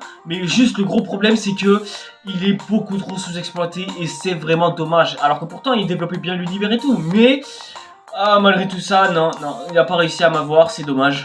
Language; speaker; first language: French; native; French